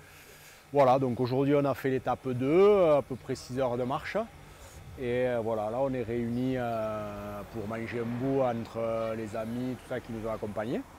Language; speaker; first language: French; native; French